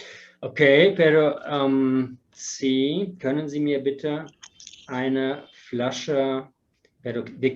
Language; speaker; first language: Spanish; non-native, fluent; German